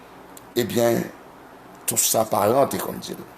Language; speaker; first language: French; non-native, learner; Haitian Creole